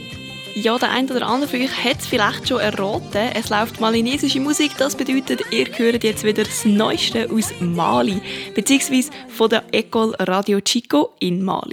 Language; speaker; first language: German; native; German